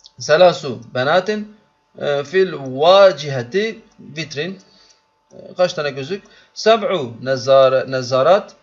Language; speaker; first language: Arabic; non-native, learner; Turkish